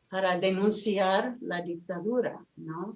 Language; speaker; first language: Spanish; non-native, fluent; English